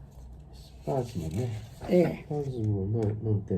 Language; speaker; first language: Portuguese; non-native, learner; Japanese